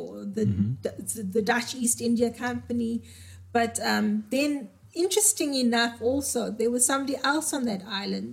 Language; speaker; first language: English; native; English